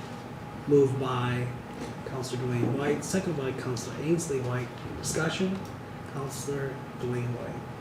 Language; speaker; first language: English; native; English